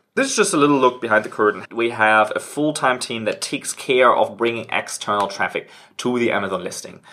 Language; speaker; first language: English; non-native, fluent; German